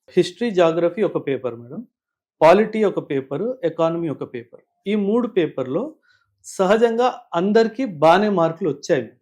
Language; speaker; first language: Telugu; non-native, local second language; Punjabi